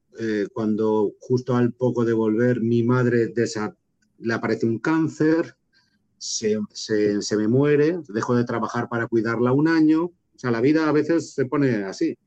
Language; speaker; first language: Spanish; native; Spanish